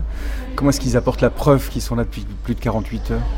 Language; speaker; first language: French; native; French